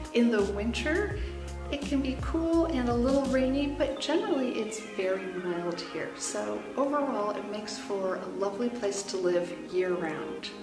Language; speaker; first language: English; native; English